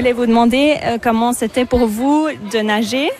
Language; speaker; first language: French; native; French